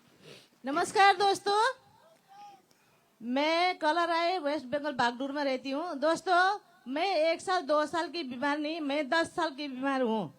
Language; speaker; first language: Hindi; non-native, local second language; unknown